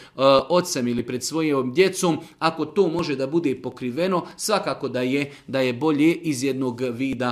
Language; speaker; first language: Croatian; native; Croatian